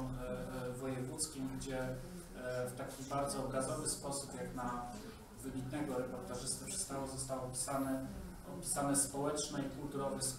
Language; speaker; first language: Polish; native; Polish